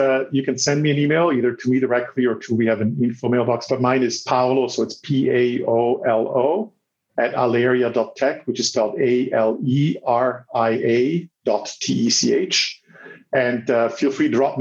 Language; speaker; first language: English; non-native, fluent; Italian